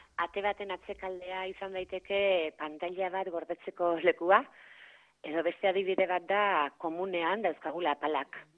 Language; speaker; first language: Basque; native; Basque